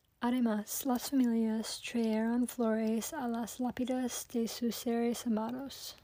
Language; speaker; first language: Spanish; non-native, learner; English